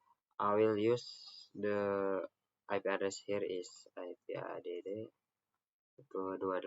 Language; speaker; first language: English; non-native, learner; Indonesian